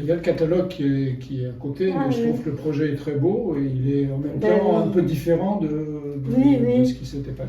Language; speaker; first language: French; native; French